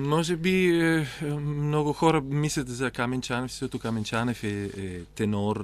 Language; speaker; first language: Bulgarian; non-native, fluent; Italian